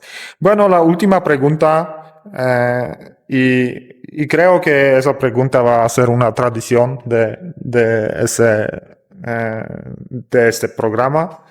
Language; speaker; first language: Spanish; non-native, fluent; Polish